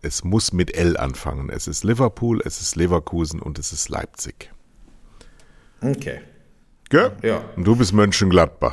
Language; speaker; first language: German; native; German